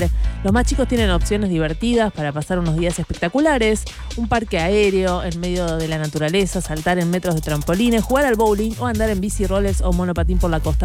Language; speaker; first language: Spanish; native; Spanish